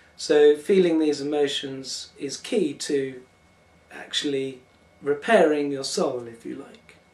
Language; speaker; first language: English; native; English